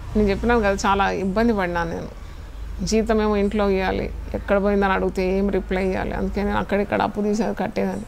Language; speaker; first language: Telugu; non-native, fluent; Malayalam